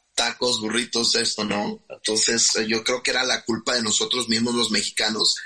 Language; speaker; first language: Spanish; native; Spanish